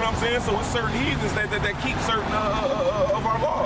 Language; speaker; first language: English; native; English